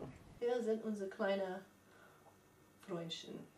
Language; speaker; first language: German; non-native, fluent; English